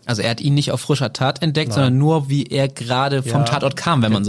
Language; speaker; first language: German; native; German